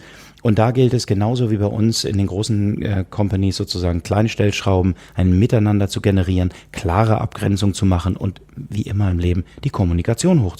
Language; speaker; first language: German; native; German